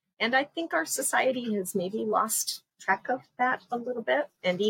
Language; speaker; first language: English; native; English